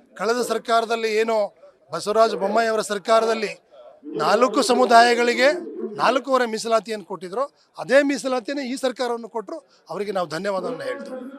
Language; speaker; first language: Kannada; non-native, local second language; Lambadi